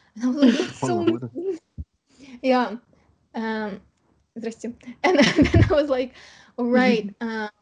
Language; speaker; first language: English; non-native, fluent; Kazakh